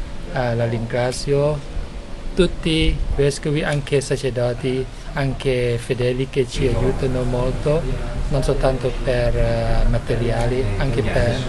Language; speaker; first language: Italian; non-native, learner; Thai